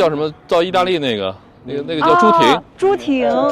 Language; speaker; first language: Chinese; native; Chinese